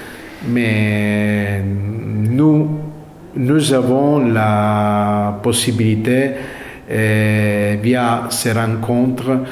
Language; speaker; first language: French; non-native, fluent; Italian